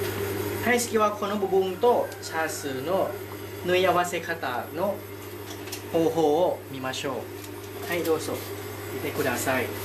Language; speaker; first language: Japanese; non-native, learner; Thai